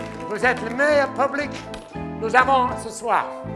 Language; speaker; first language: French; non-native, learner; English